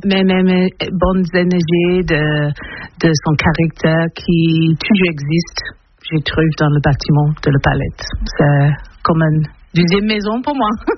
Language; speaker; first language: French; non-native, learner; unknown